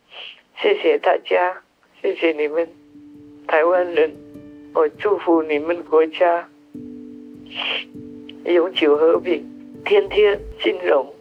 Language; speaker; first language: Chinese; non-native, fluent; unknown